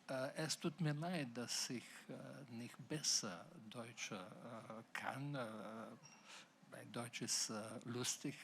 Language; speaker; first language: German; non-native, fluent; Slovenian